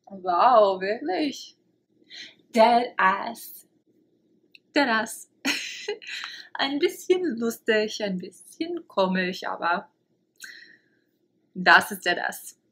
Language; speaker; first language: German; non-native, fluent; English